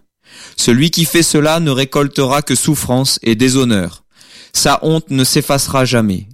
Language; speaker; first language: French; native; French